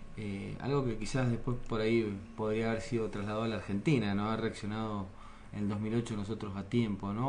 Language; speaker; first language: Spanish; native; Spanish